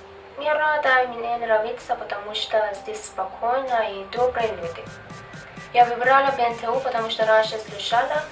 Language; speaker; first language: Russian; non-native, learner; Persian